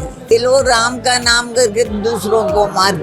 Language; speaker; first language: Hindi; non-native, local second language; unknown